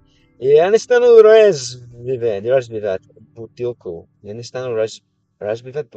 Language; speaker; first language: Russian; non-native, learner; English